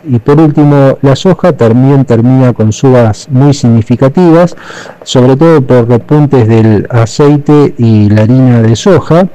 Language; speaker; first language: Spanish; native; Spanish